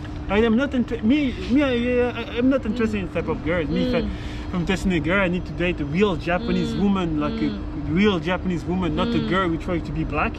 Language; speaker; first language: English; non-native, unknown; French